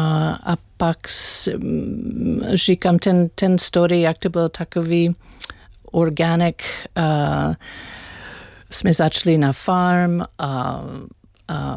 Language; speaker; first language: Czech; non-native, learner; English